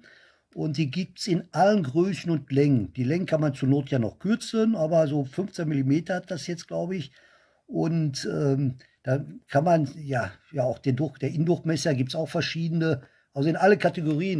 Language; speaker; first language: German; native; German